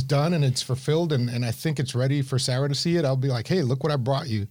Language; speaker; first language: English; native; English